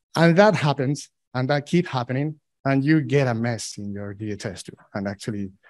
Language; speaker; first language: English; non-native, fluent; Spanish